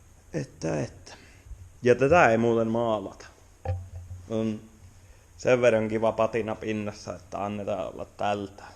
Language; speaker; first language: Finnish; native; Finnish